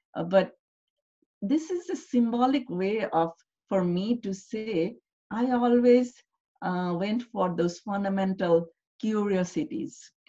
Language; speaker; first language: English; non-native, local second language; Bangla